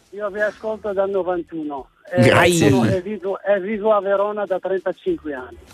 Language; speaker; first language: Italian; non-native, fluent; Arabic